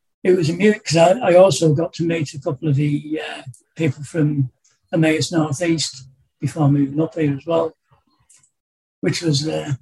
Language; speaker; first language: English; native; English